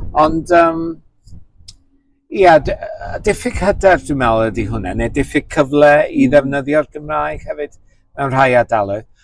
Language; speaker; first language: Welsh; native; Welsh